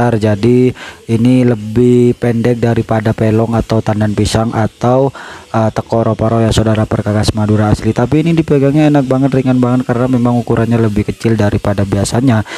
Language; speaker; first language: Indonesian; non-native, local second language; Madurese